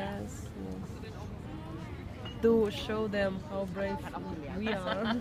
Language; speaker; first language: English; non-native, fluent; Russian